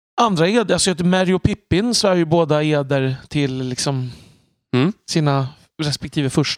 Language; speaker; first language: Swedish; native; Swedish